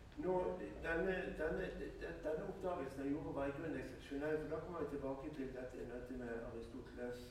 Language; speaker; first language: Norwegian; native; Norwegian